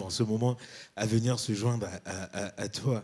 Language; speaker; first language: French; native; French